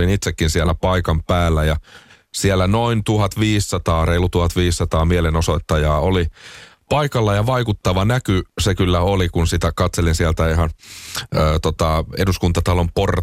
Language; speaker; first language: Finnish; native; Finnish